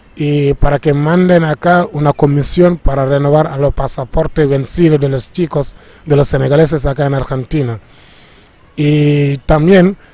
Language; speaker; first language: Spanish; non-native, fluent; Wolof